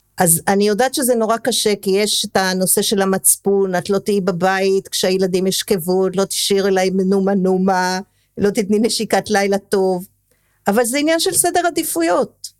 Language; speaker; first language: Hebrew; early bilingual, other home language; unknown